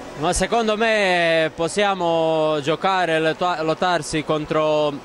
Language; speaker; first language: Italian; non-native, learner; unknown